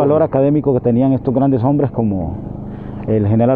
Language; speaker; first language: Spanish; native; Spanish